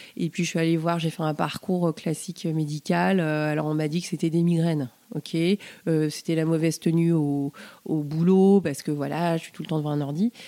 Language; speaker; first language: French; native; French